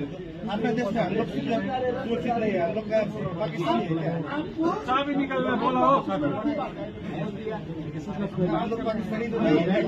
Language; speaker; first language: Hindi; non-native, local second language; Nepali